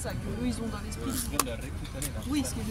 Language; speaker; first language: French; native; French